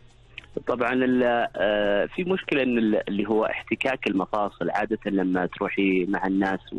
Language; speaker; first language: Arabic; native; Arabic